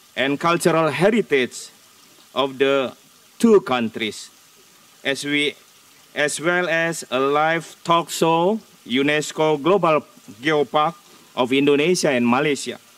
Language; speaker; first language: English; non-native, fluent; Indonesian